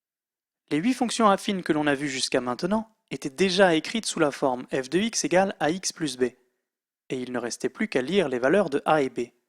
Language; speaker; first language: French; native; French